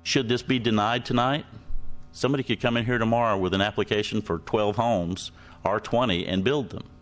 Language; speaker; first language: English; native; English